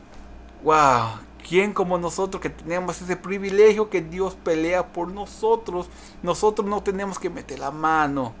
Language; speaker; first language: Spanish; early bilingual, heritage; Spanish